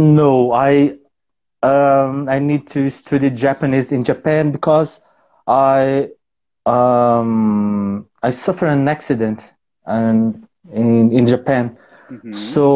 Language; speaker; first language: English; non-native, learner; Portuguese